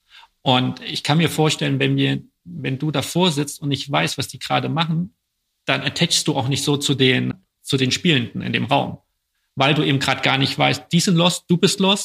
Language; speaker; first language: German; native; German